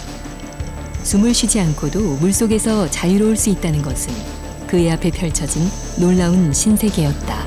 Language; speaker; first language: Korean; native; Korean